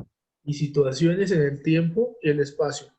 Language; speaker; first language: Spanish; native; Spanish